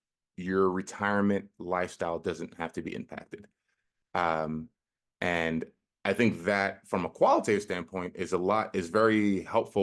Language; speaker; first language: English; native; English